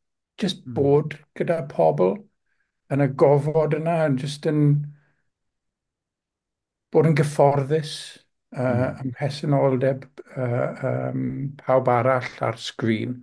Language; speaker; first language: Welsh; non-native, local second language; English